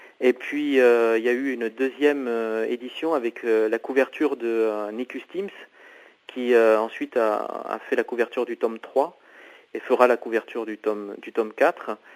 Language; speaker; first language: French; non-native, fluent; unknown